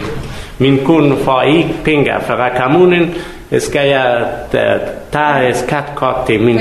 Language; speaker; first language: Danish; non-native, learner; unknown